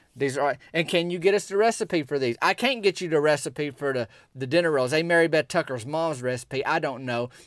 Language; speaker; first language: English; native; English